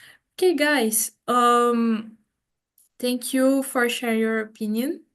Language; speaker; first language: English; non-native, fluent; Portuguese